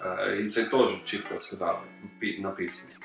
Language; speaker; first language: Ukrainian; non-native, learner; English